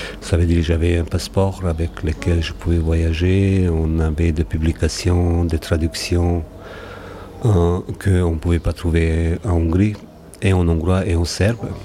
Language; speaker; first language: French; non-native, fluent; Hungarian